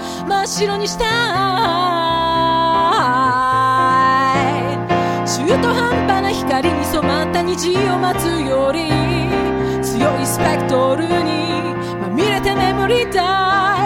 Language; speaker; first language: Japanese; native; Japanese